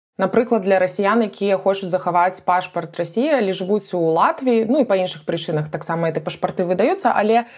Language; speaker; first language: Belarusian; native; Belarusian